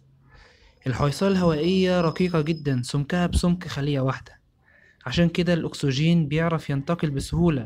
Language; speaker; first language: Arabic; native; Arabic